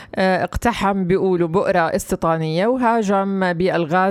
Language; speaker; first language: Arabic; native; Arabic